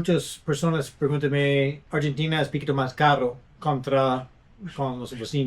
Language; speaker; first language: Spanish; non-native, learner; English